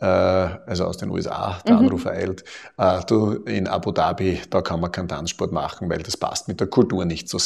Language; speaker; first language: German; native; German